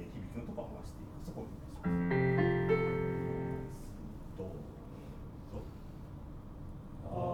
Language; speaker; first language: Japanese; native; Japanese